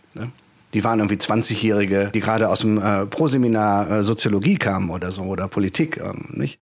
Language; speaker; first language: German; native; German